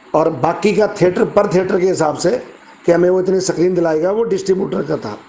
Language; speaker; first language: Hindi; native; Hindi